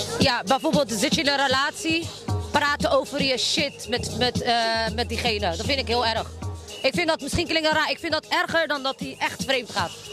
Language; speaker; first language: Dutch; early bilingual, other home language; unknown